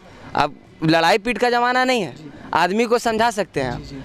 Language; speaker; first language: Hindi; native; Hindi